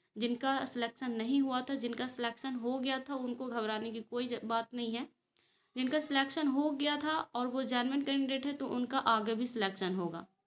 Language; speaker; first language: Hindi; native; Hindi